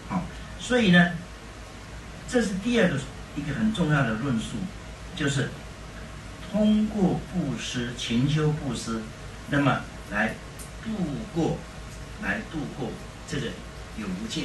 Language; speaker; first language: Chinese; native; Chinese